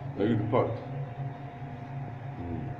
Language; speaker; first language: English; non-native, learner; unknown